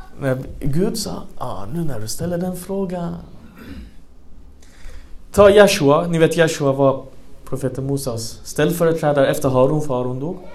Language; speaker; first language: Swedish; non-native, fluent; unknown